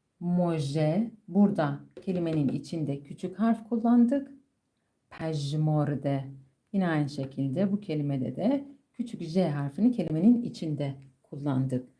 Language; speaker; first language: Turkish; non-native, fluent; Persian